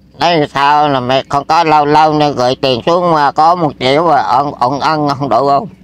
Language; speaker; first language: Vietnamese; non-native, local second language; Eastern Cham